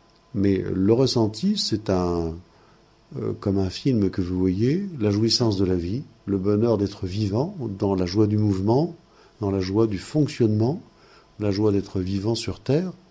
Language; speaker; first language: French; native; French